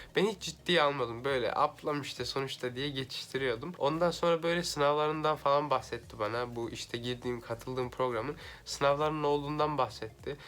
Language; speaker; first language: Turkish; native; Turkish